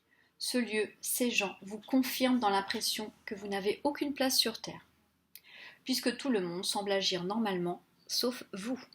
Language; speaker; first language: French; native; French